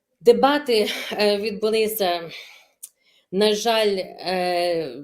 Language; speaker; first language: Ukrainian; early bilingual, heritage; Ukrainian